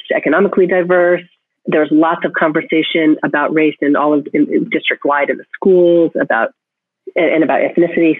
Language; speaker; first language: English; native; English